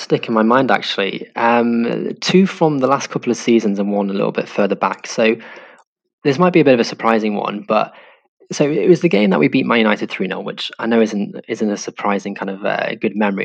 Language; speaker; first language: English; native; English